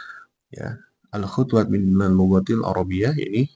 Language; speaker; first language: Arabic; non-native, learner; Indonesian